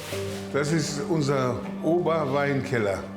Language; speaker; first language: German; early bilingual, heritage; German